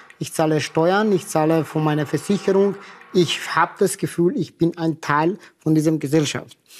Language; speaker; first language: German; non-native, fluent; Persian